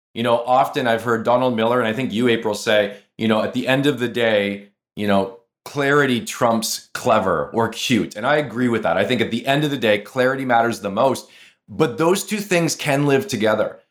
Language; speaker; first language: English; native; English